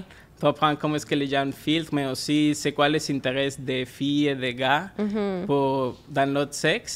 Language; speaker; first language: French; non-native, fluent; Spanish